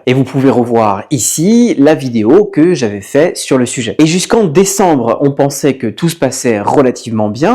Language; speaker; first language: French; native; French